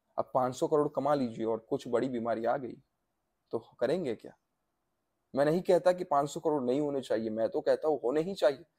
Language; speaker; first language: Hindi; non-native, local second language; Gujarati